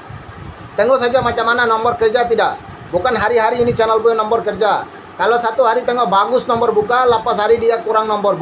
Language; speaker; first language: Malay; non-native, learner; Bangla